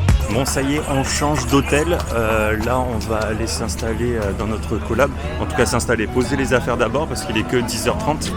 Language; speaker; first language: French; native; French